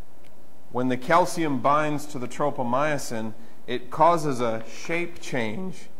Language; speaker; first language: English; native; English